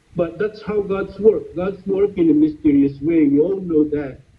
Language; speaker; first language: English; non-native, fluent; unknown